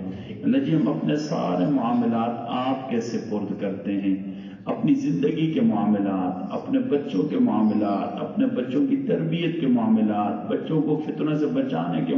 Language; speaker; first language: Urdu; native; Urdu